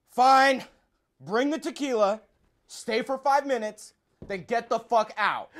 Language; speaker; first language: English; native; English